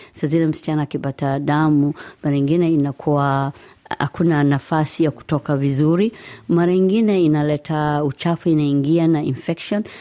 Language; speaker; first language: Swahili; non-native, fluent; Somali